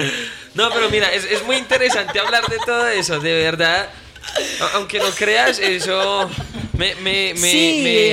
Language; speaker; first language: Spanish; native; Spanish